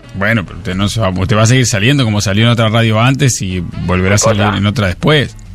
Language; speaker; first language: Spanish; native; Spanish